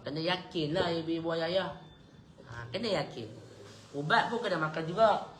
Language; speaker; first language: Malay; native; Malay